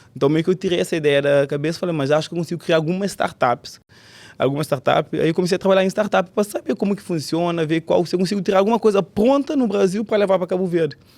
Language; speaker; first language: Portuguese; non-native, local second language; Kabuverdianu